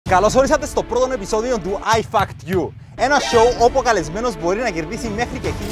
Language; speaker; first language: Greek; native; Greek